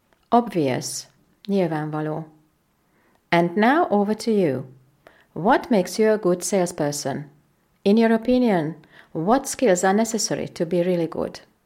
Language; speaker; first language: English; non-native, fluent; Hungarian